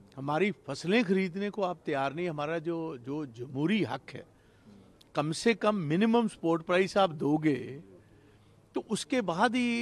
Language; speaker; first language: Hindi; non-native, local second language; Punjabi